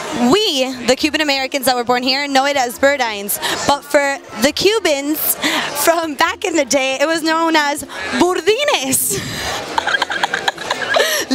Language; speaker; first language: English; early bilingual, other home language; Spanish